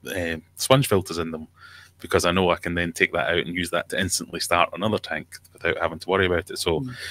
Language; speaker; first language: English; native; English